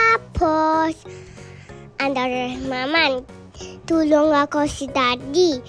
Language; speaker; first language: Filipino; early bilingual, heritage; Filipino